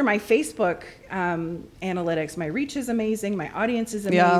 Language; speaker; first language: English; native; English